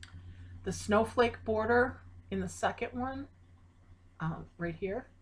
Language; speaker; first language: English; native; English